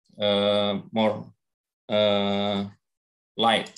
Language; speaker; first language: English; non-native, learner; Indonesian